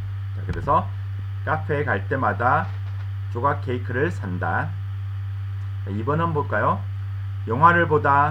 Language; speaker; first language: Korean; native; Korean